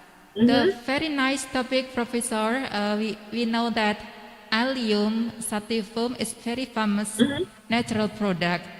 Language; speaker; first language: English; non-native, learner; Indonesian